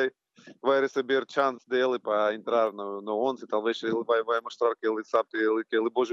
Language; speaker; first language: Portuguese; non-native, learner; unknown